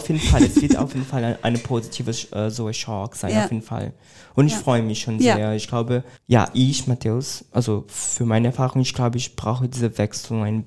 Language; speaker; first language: German; non-native, fluent; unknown